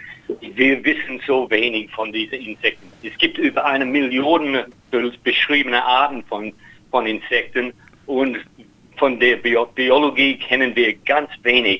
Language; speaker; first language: German; non-native, learner; English